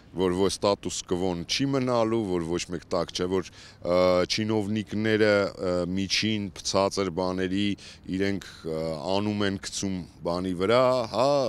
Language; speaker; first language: Armenian; native; Armenian